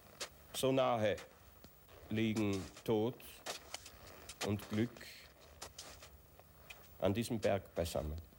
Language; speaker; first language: German; native; German